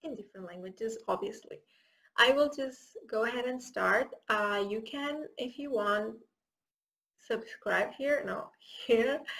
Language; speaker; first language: English; non-native, fluent; Catalan